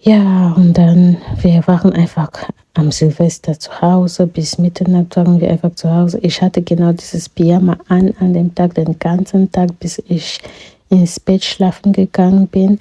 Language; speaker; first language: German; non-native, fluent; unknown